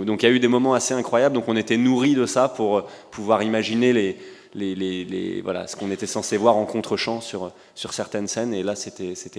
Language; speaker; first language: French; native; French